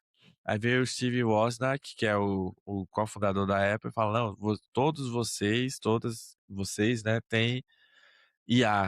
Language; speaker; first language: Portuguese; native; Portuguese